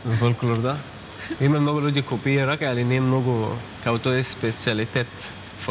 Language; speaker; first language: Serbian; non-native, learner; Arabic